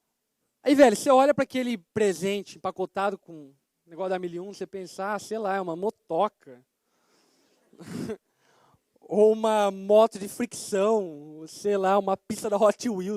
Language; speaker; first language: Portuguese; native; Portuguese